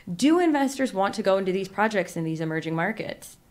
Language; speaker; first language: English; native; English